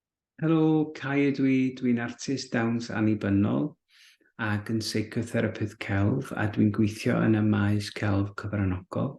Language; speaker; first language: Welsh; native; Welsh